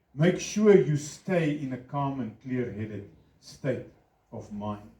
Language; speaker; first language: English; non-native, local second language; Afrikaans